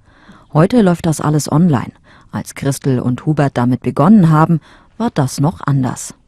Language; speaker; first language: German; native; German